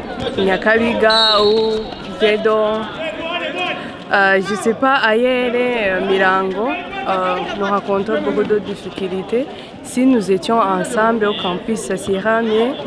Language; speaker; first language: French; non-native, local second language; Rundi